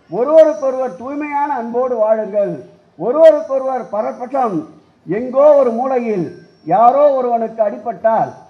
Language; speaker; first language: Tamil; native; Tamil